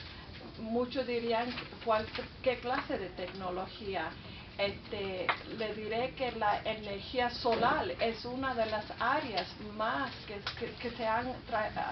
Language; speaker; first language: Spanish; early bilingual, heritage; Spanish